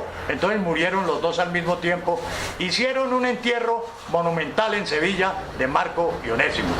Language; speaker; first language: Spanish; native; Spanish